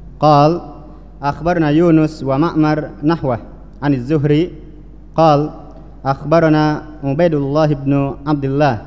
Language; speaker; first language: Arabic; non-native, fluent; Indonesian